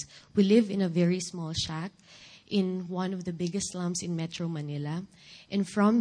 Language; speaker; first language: English; non-native, local second language; Filipino